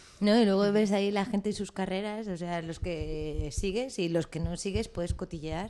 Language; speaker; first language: Spanish; native; Spanish